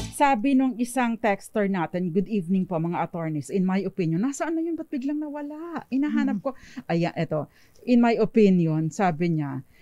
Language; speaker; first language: Filipino; native; Filipino